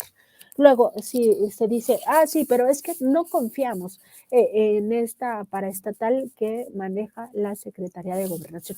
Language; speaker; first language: Spanish; native; Spanish